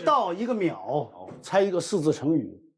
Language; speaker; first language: Chinese; native; Chinese